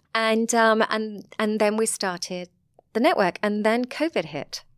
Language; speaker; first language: English; native; English